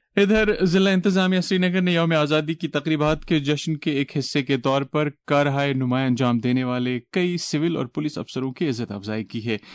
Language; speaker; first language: Urdu; non-native, local second language; Kashmiri